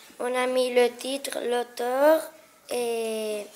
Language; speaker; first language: French; non-native, local second language; Spanish